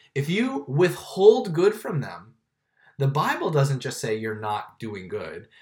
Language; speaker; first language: English; native; English